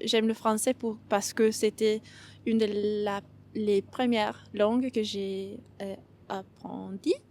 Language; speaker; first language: French; non-native, fluent; Italian